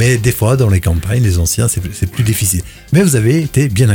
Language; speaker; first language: French; native; French